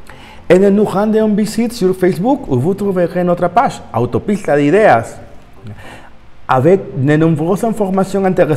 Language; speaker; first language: French; non-native, learner; Spanish